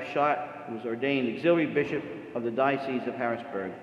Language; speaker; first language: English; native; English